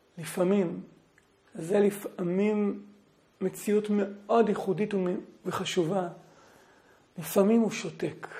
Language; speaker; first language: Hebrew; native; Hebrew